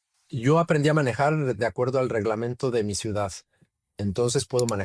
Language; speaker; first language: Spanish; native; Spanish